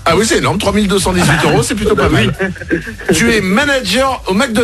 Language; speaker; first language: French; native; French